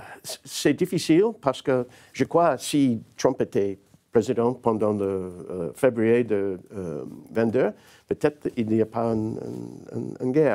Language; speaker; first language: French; non-native, learner; English